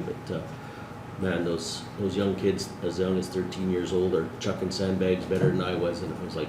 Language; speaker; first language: English; native; English